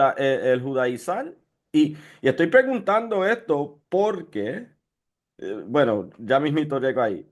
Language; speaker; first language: Spanish; early bilingual, heritage; Spanish